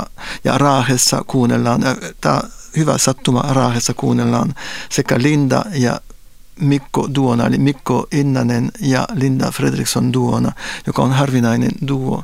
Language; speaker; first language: Finnish; non-native, fluent; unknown